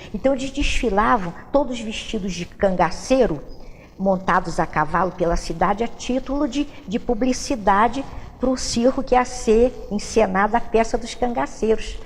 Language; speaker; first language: Portuguese; native; Portuguese